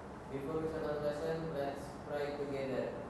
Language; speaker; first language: English; non-native, learner; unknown